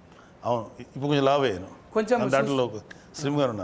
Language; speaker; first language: Telugu; native; Telugu